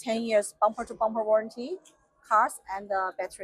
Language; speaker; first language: English; non-native, fluent; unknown